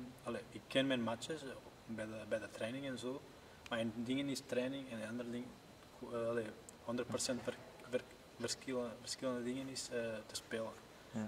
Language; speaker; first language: Dutch; non-native, learner; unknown